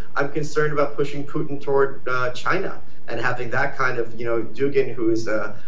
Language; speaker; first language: English; early bilingual, other home language; Ukrainian